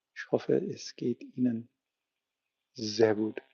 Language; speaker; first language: German; non-native, learner; English